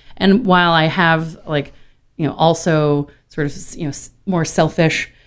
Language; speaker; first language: English; native; English